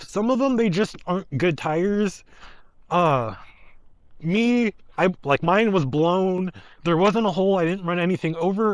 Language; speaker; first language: English; native; English